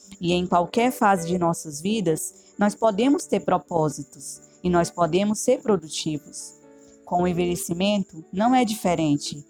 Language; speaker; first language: Portuguese; native; Portuguese